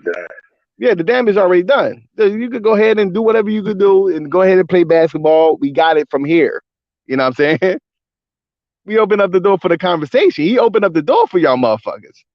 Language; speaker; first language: English; native; English